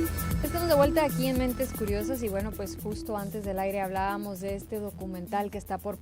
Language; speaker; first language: Spanish; native; Spanish